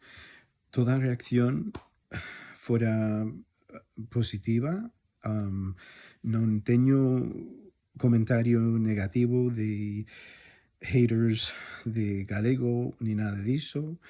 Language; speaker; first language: Galician; non-native, fluent; English